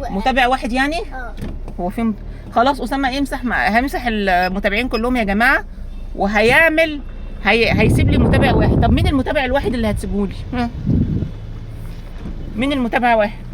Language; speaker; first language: Arabic; native; Arabic